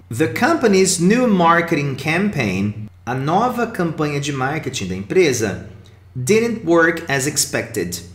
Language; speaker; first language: English; non-native, fluent; Portuguese